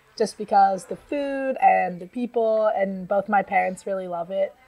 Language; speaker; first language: English; native; English